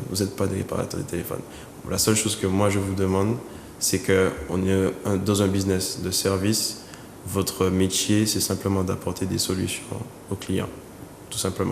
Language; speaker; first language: French; native; French